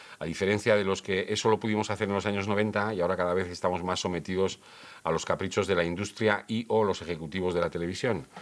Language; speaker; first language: Spanish; native; Spanish